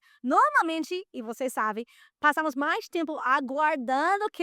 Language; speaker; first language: Portuguese; non-native, fluent; Spanish